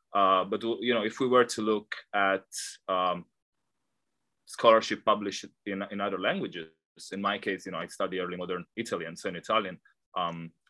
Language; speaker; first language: English; non-native, fluent; Italian